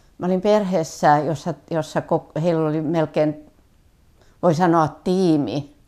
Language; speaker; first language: Finnish; native; Finnish